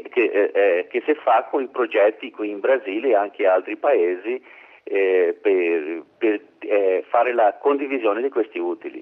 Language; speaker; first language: Italian; non-native, learner; Portuguese